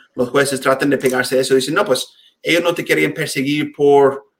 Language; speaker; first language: Spanish; non-native, fluent; English